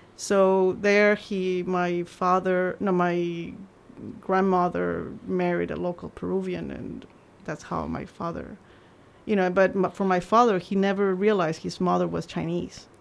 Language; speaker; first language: English; non-native, fluent; Chinese